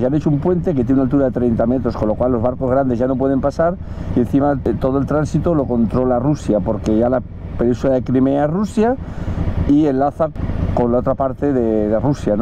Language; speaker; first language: Spanish; native; Spanish